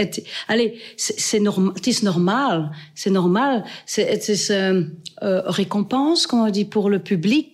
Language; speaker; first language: French; native; French